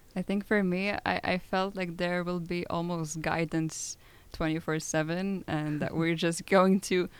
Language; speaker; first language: English; non-native, fluent; Lithuanian